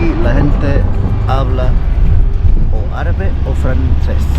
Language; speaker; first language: Spanish; non-native, fluent; English